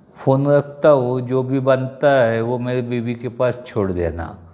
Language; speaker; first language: Hindi; non-native, local second language; Marathi